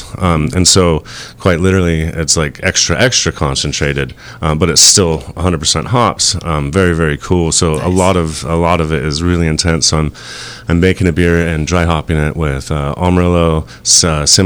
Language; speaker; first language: English; native; English